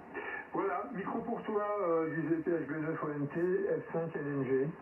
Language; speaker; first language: French; native; French